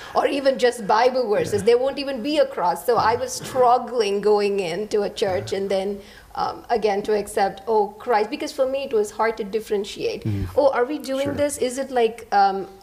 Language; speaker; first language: English; non-native, local second language; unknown